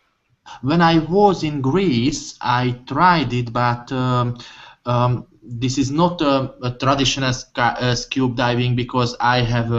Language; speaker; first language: English; non-native, learner; Hungarian